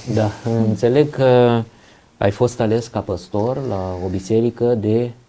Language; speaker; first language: Romanian; native; Romanian